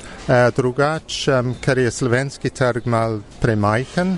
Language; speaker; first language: Slovenian; non-native, fluent; English